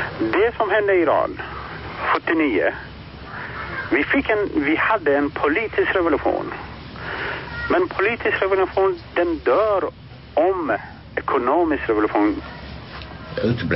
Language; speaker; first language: Swedish; non-native, fluent; Persian